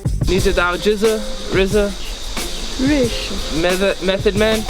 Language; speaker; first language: Chinese; non-native, learner; English